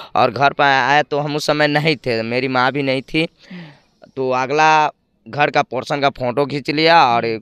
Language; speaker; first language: Hindi; native; Hindi